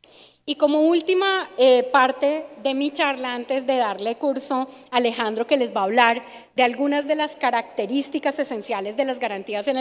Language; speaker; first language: Spanish; native; Spanish